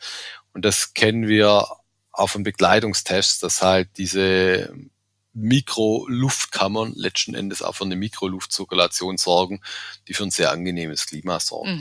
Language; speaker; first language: German; native; German